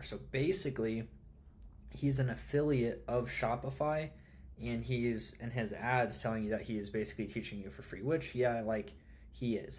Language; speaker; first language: English; native; English